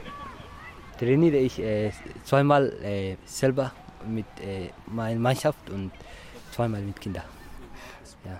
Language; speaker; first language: German; non-native, learner; Somali